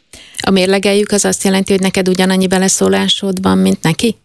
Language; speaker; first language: Hungarian; native; Hungarian